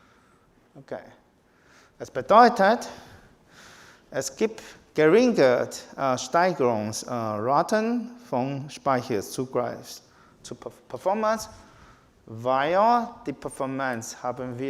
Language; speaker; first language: German; non-native, fluent; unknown